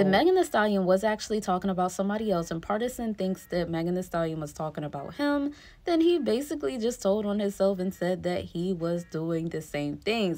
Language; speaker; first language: English; native; English